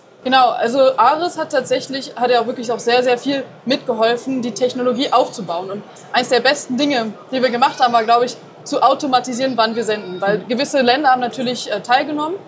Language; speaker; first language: German; native; German